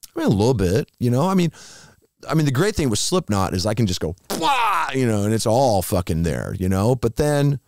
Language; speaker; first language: English; native; English